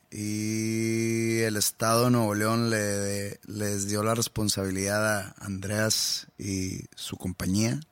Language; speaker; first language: Spanish; native; Spanish